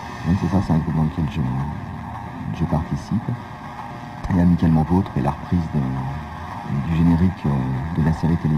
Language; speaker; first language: French; native; French